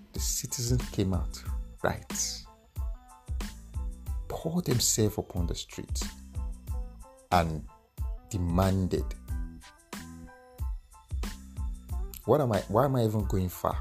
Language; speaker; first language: English; non-native, local second language; Yoruba